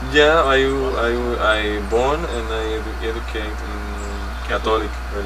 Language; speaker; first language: English; non-native, learner; Spanish